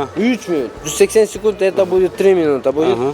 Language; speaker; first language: Russian; non-native, local second language; Kyrgyz